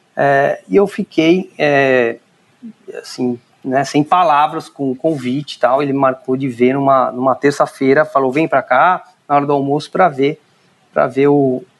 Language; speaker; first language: Portuguese; native; Portuguese